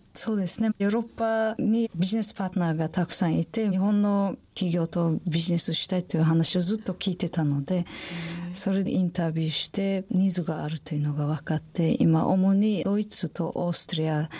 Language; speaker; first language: Japanese; non-native, fluent; Uzbek